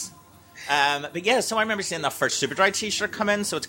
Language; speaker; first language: English; native; English